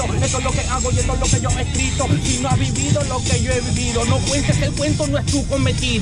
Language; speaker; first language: Spanish; native; Spanish